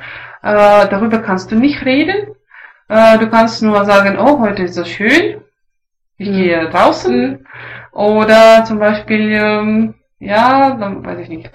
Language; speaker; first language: German; non-native, learner; Russian